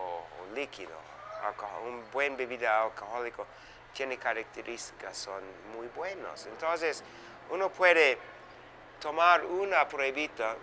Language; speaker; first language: Spanish; non-native, learner; English